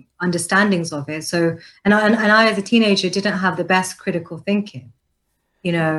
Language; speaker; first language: English; native; English